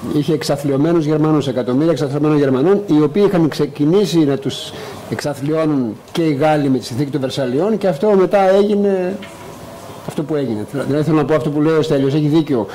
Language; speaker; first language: Greek; early bilingual, other home language; English